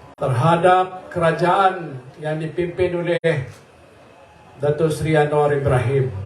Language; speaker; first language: Malay; native; Malay